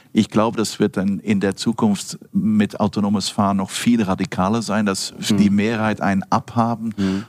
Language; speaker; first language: German; non-native, fluent; Dutch